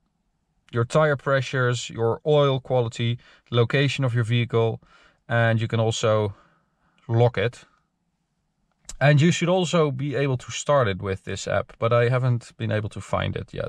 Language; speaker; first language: English; non-native, fluent; Dutch